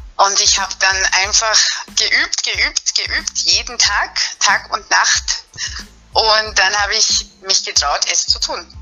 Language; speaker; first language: German; non-native, fluent; English